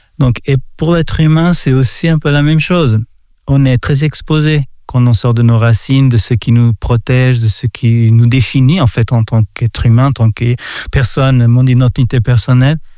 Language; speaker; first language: French; non-native, fluent; Portuguese